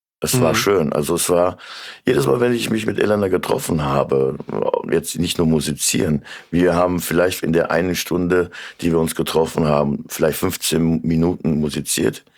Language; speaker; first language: German; early bilingual, other home language; Turkish